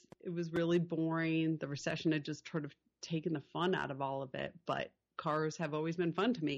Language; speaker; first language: English; native; English